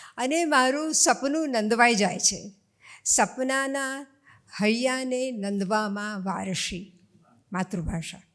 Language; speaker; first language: Gujarati; native; Gujarati